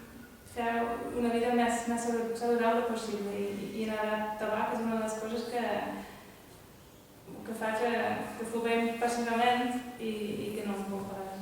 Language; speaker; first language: Catalan; non-native, fluent; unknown